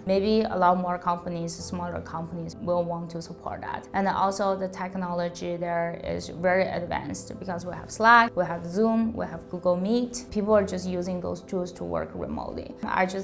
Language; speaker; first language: English; non-native, fluent; Chinese